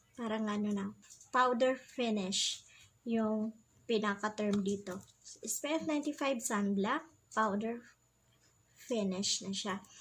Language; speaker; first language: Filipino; non-native, local second language; Bikol